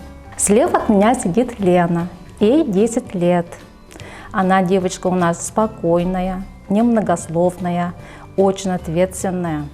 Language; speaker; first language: Russian; native; Russian